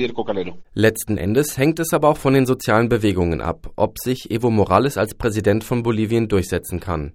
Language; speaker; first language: German; native; German